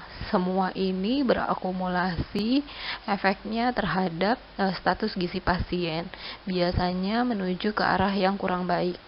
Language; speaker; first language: Indonesian; native; Indonesian